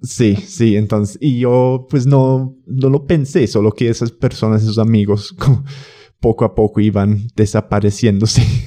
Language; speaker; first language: Spanish; non-native, fluent; English